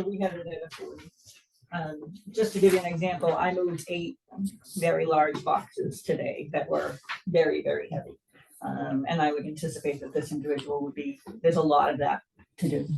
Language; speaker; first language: English; native; English